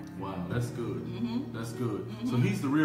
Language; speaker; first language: English; native; English